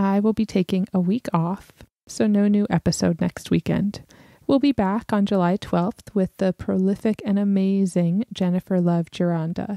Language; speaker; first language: English; native; English